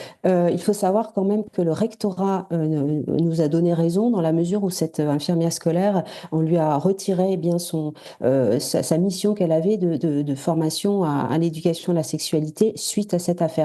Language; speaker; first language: French; native; French